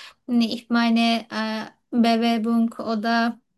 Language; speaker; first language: German; non-native, learner; Turkish